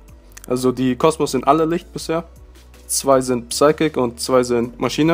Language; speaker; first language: German; native; German